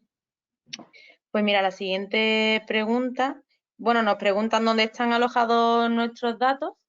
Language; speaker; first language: Spanish; native; Spanish